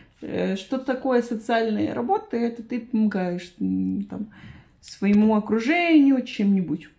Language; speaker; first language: Russian; non-native, fluent; Spanish